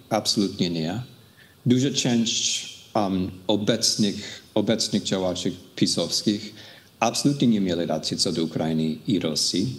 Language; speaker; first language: Polish; non-native, fluent; English